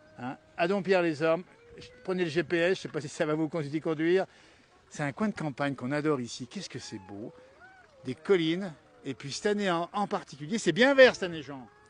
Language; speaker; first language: French; native; French